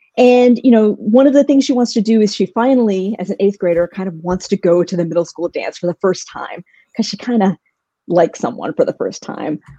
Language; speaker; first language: English; early bilingual, other home language; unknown